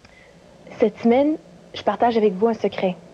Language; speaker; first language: French; native; French